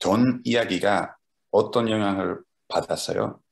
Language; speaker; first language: Korean; non-native, learner; Dutch